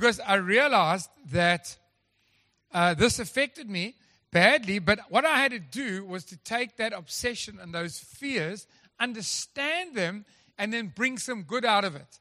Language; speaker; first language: English; native; English